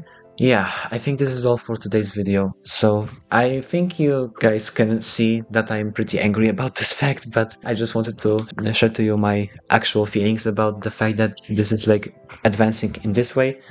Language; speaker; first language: English; non-native, fluent; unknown